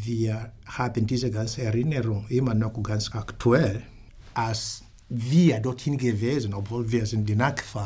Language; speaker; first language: German; non-native, local second language; Swahili